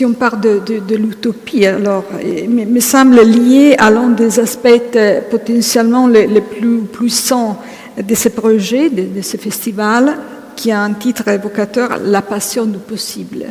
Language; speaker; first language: French; non-native, fluent; Italian